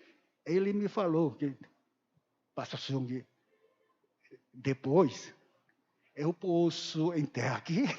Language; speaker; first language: Portuguese; non-native, learner; Korean